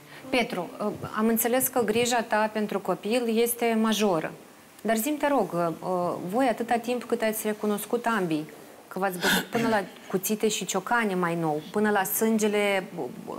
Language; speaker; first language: Romanian; native; Romanian